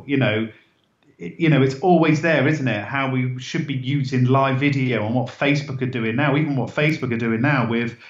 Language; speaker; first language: English; native; English